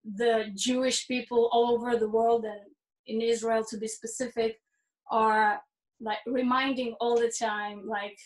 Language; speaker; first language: English; early bilingual, heritage; Hebrew